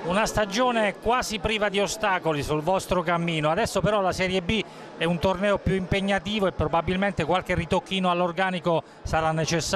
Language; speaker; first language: Italian; native; Italian